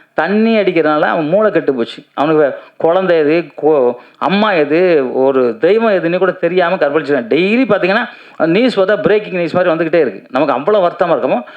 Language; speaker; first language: Tamil; native; Tamil